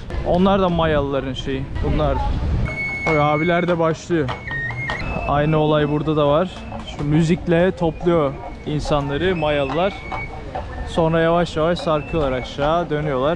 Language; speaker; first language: Turkish; native; Turkish